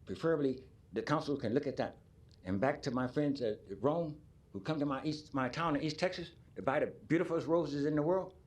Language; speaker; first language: English; native; English